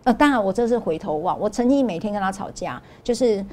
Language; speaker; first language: Chinese; non-native, local second language; Min Nan Chinese